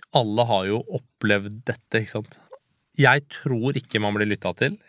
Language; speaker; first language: Norwegian; early bilingual, other home language; Persian